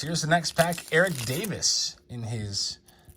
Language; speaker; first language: English; native; English